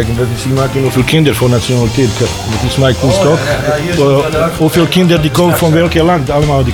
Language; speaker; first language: Dutch; non-native, learner; Bosnian